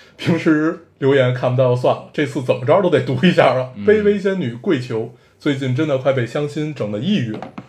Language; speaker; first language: Chinese; native; Chinese